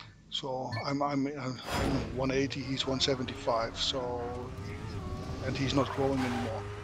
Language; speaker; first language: English; non-native, fluent; Dutch